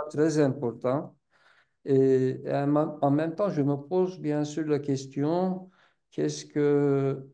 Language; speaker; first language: French; non-native, fluent; Turkish